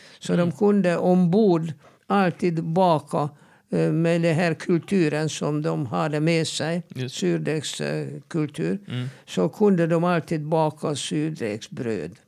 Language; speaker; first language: Swedish; non-native, fluent; Hungarian